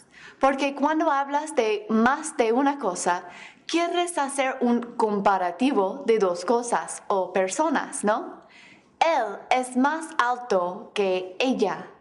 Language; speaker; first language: Spanish; non-native, fluent; English